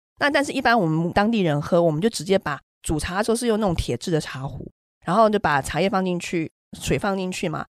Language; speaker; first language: Chinese; native; Chinese